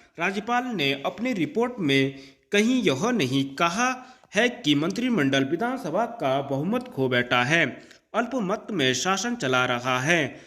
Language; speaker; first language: Hindi; native; Hindi